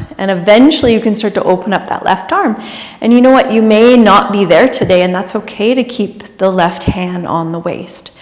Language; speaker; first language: English; native; English